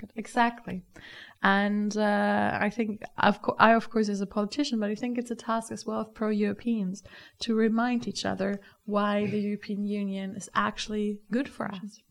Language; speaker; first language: English; non-native, fluent; German